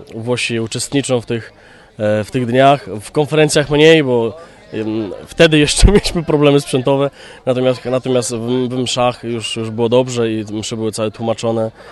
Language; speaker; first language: Polish; native; Polish